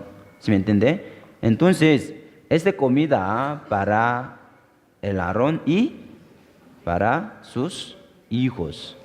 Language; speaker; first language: Spanish; non-native, fluent; Korean